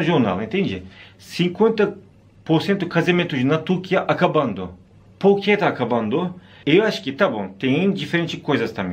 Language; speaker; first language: Portuguese; non-native, learner; Turkish